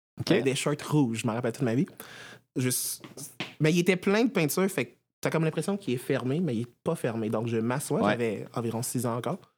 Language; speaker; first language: French; non-native, fluent; Haitian Creole